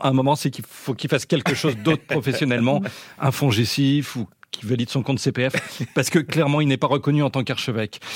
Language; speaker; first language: French; native; French